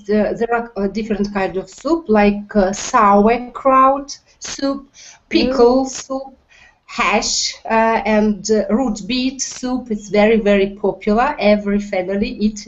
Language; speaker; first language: English; non-native, learner; Russian